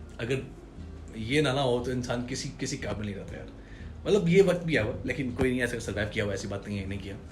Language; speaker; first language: Urdu; non-native, local second language; Punjabi